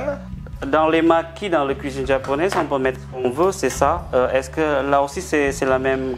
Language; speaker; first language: French; non-native, fluent; Indonesian